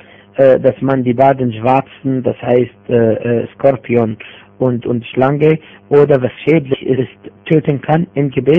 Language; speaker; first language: German; non-native, fluent; Arabic